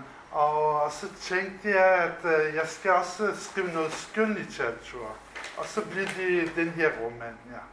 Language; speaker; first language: Danish; non-native, fluent; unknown